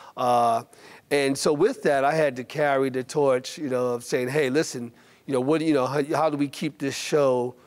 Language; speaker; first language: English; native; English